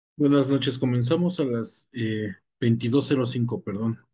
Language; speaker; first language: Spanish; native; Spanish